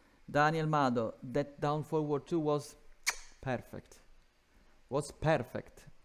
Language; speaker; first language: English; non-native, fluent; Italian